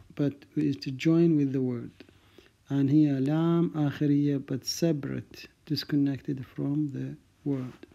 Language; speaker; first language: English; non-native, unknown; Arabic